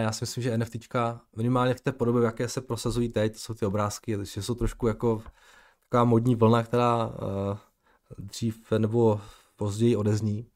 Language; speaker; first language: Czech; native; Czech